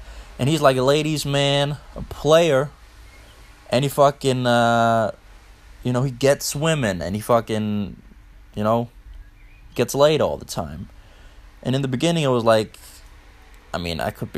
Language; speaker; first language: English; non-native, fluent; Danish